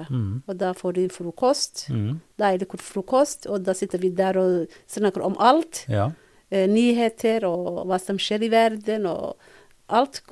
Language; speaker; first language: Norwegian; non-native, fluent; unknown